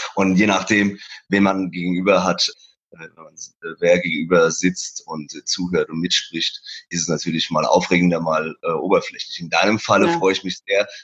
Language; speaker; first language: German; early bilingual, other home language; Persian